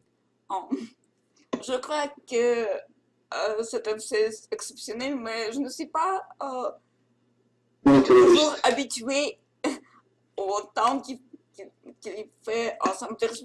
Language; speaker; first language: French; non-native, learner; Russian